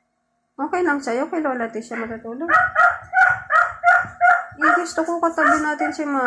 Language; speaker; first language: Filipino; native; Filipino